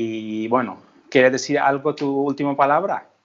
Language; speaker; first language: Spanish; non-native, learner; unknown